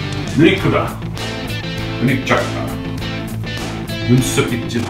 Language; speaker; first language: Korean; non-native, learner; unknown